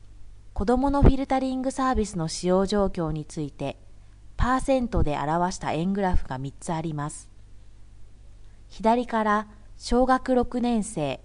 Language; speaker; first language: Japanese; native; Japanese